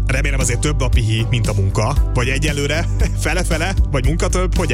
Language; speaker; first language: Hungarian; native; Hungarian